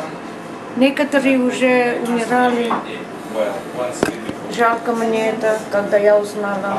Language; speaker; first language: Russian; non-native, learner; Armenian